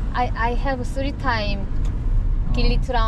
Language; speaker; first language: English; non-native, learner; Korean